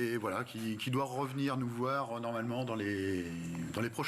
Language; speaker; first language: French; native; French